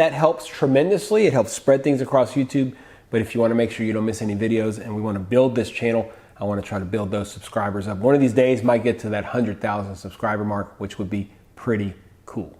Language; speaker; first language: English; native; English